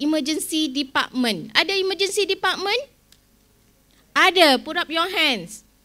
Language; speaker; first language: English; non-native, local second language; Malay